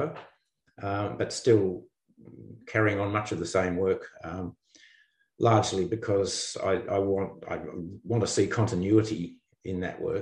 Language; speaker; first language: English; native; English